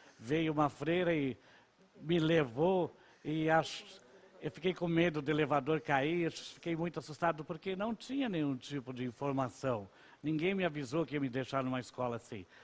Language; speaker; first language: Portuguese; non-native, local second language; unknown